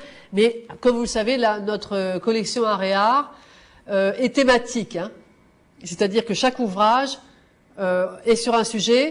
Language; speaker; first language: French; native; French